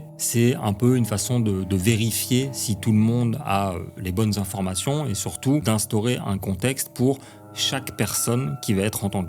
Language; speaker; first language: French; native; French